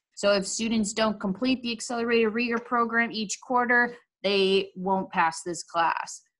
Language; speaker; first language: English; native; English